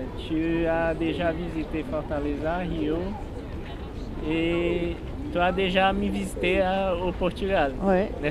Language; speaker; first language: French; non-native, learner; Portuguese